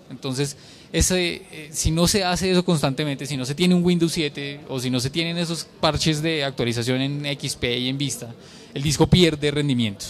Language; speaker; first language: Spanish; native; Spanish